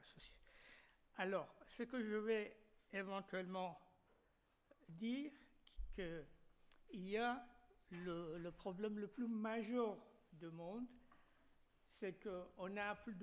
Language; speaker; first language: French; non-native, fluent; Persian